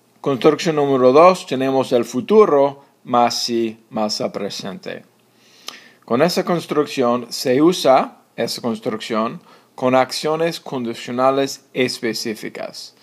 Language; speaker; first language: Spanish; non-native, fluent; English